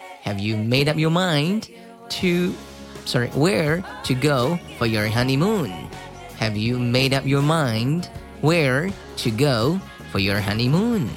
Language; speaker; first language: English; non-native, fluent; Chinese